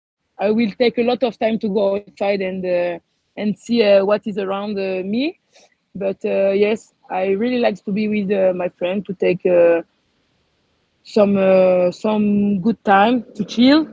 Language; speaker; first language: English; non-native, learner; French